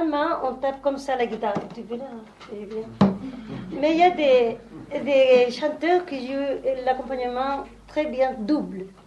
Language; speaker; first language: French; non-native, learner; Spanish